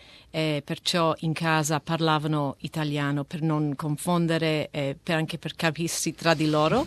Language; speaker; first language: Italian; early bilingual, heritage; Italian